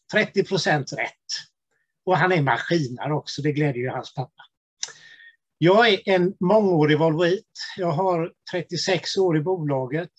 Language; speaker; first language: Swedish; native; Swedish